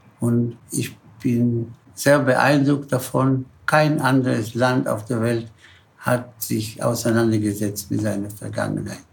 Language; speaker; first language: German; non-native, fluent; Spanish